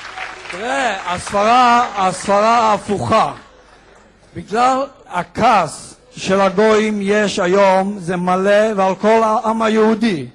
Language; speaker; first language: Hebrew; non-native, fluent; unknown